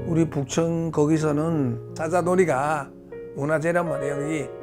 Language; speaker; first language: Korean; native; Korean